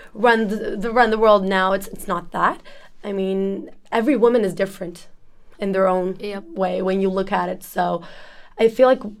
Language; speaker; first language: English; non-native, fluent; Turkish